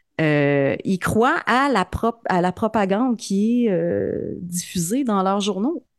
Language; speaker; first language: French; native; French